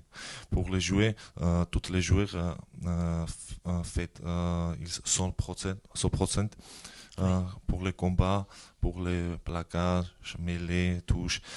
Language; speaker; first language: French; non-native, learner; Georgian